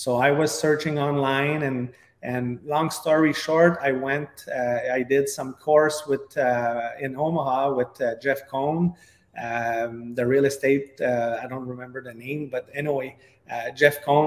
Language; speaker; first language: English; non-native, fluent; French